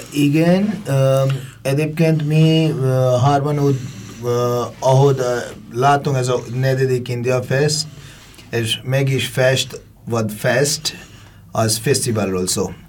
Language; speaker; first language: Hungarian; non-native, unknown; Bangla